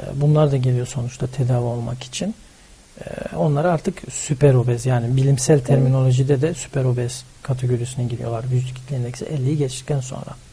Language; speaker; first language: Turkish; early bilingual, heritage; Turkish